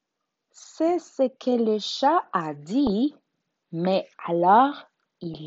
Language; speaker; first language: French; non-native, learner; Spanish